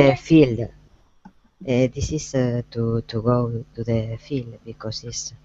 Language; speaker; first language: English; non-native, learner; Spanish